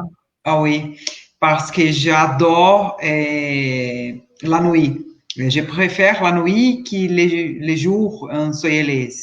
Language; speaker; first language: French; non-native, learner; Portuguese